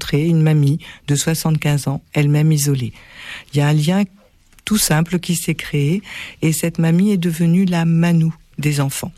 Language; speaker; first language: French; native; French